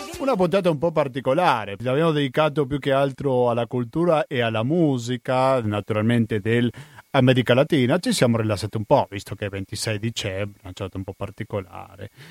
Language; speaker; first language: Italian; non-native, fluent; Spanish